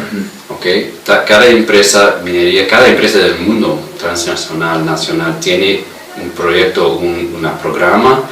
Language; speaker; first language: Spanish; non-native, fluent; English